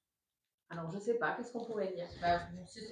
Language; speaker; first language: French; native; French